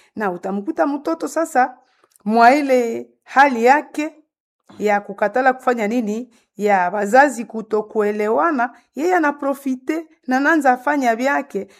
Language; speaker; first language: Swahili; native; Swahili